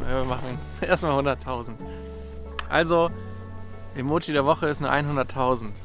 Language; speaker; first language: German; native; German